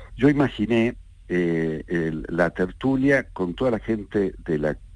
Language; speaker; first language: Spanish; native; Spanish